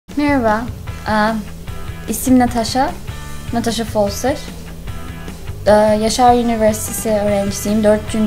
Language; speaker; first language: Turkish; non-native, learner; English